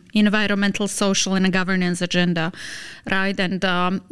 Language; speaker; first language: English; non-native, fluent; Slovak